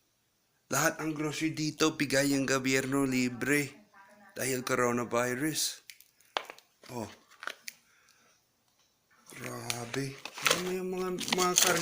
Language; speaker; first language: Filipino; non-native, learner; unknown